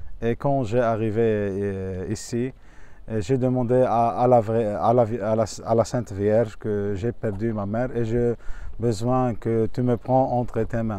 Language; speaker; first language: French; non-native, local second language; Arabic